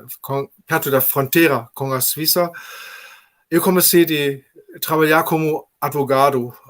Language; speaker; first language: Portuguese; non-native, fluent; German